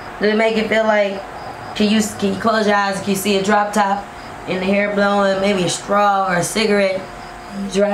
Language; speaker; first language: English; native; English